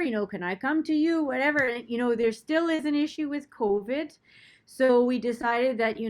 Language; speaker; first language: English; native; English